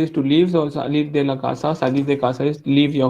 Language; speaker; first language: Spanish; non-native, fluent; Hindi